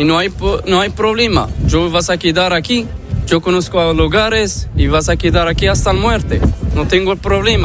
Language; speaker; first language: Spanish; non-native, learner; Arabic